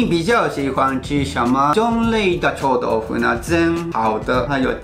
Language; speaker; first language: Chinese; non-native, fluent; Japanese